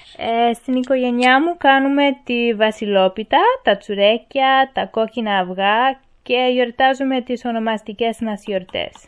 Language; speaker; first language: Greek; early bilingual, heritage; Greek